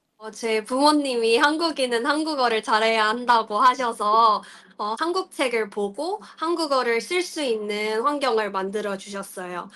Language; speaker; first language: Korean; early bilingual, heritage; Korean